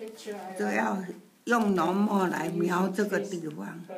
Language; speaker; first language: Chinese; native; Chinese